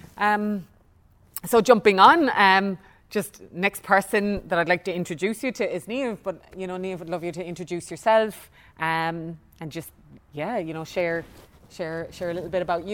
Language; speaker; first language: English; native; English